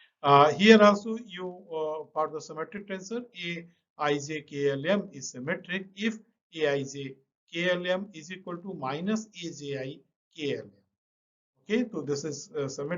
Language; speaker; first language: English; non-native, local second language; Hindi